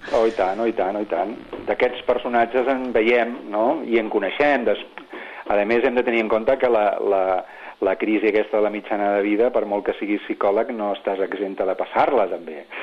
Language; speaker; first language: Catalan; non-native, local second language; Spanish